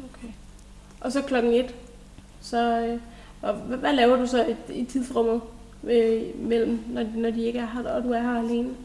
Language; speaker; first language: Danish; native; Danish